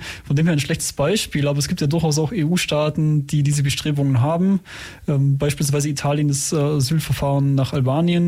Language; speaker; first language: German; native; German